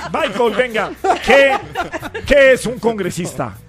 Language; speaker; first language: Spanish; native; Spanish